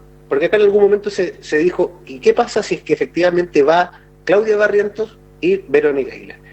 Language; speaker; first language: Spanish; native; Spanish